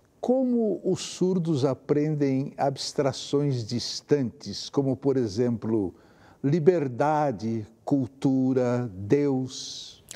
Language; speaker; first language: Portuguese; native; Portuguese